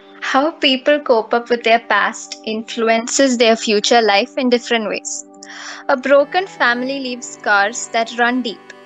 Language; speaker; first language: English; non-native, local second language; Malayalam